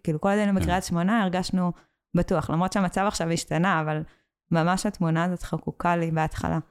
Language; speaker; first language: Hebrew; native; Hebrew